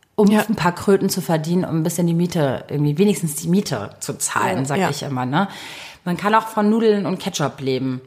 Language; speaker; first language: German; native; German